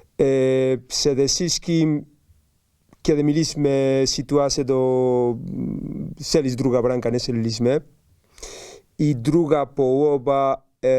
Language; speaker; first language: Polish; non-native, learner; Spanish